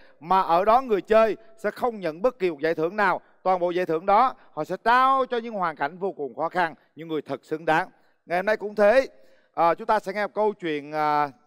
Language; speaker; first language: Vietnamese; native; Vietnamese